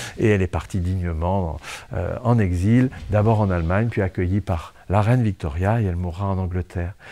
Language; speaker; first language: French; native; French